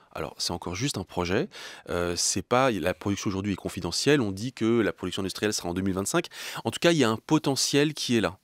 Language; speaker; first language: French; native; French